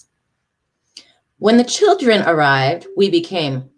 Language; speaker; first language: English; native; English